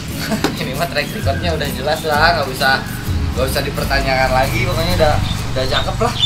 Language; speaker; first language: Indonesian; native; Indonesian